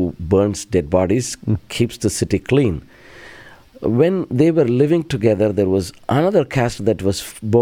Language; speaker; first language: English; non-native, local second language; Malayalam